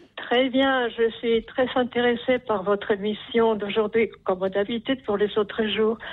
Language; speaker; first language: French; non-native, fluent; Spanish